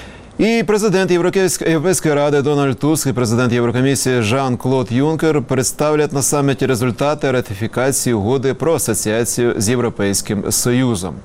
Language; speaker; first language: Ukrainian; native; Ukrainian